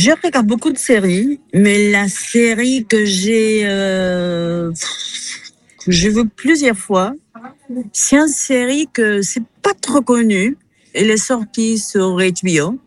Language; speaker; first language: French; non-native, fluent; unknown